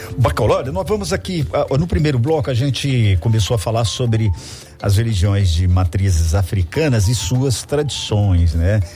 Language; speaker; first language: Portuguese; native; Portuguese